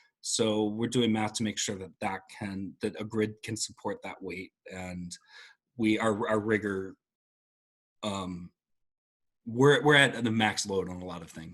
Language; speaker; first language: English; native; English